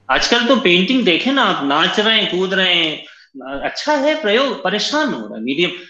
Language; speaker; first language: Hindi; native; Hindi